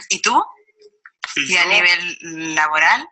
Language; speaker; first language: Spanish; native; Spanish